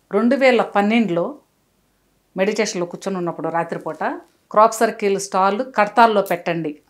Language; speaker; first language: Telugu; native; Telugu